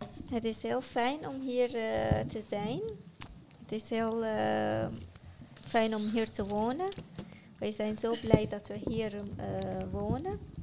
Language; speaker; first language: Dutch; non-native, fluent; Arabic